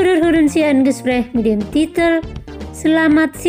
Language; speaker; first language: German; non-native, fluent; Indonesian